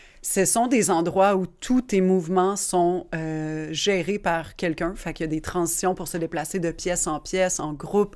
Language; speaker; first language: French; native; French